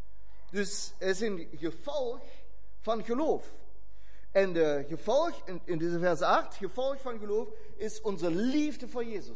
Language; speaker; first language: Dutch; non-native, fluent; German